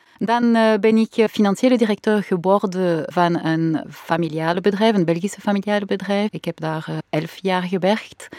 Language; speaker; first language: Dutch; non-native, local second language; French